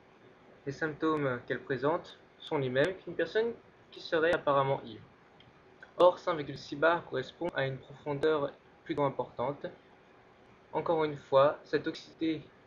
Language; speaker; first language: French; native; French